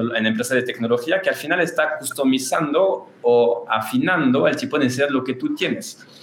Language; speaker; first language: Spanish; non-native, fluent; French